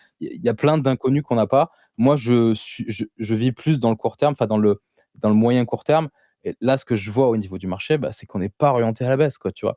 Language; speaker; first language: French; native; French